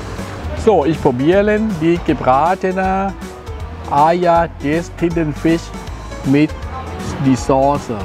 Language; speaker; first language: German; non-native, fluent; Thai